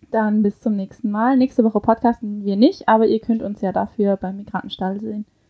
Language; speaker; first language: German; early bilingual, other home language; Chinese